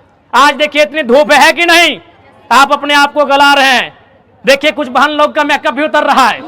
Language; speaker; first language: Hindi; non-native, local second language; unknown